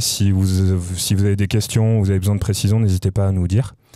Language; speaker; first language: French; native; French